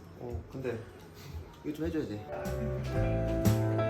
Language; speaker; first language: Korean; native; Korean